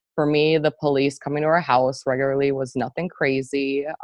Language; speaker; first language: English; native; English